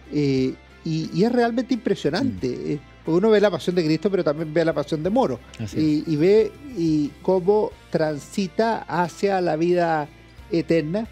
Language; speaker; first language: Spanish; native; Spanish